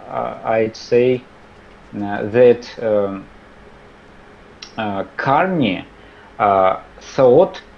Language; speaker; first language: English; non-native, learner; Russian